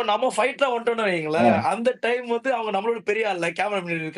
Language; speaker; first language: Tamil; native; Tamil